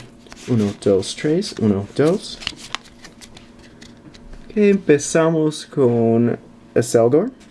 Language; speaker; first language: Spanish; non-native, learner; English